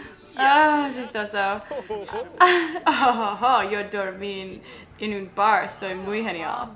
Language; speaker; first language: Spanish; non-native, learner; English